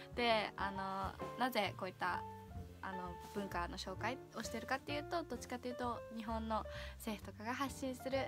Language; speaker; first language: Japanese; early bilingual, heritage; Japanese